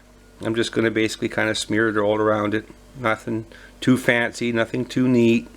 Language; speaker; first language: English; native; English